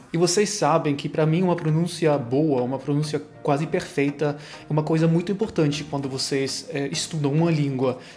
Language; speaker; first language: Portuguese; non-native, fluent; German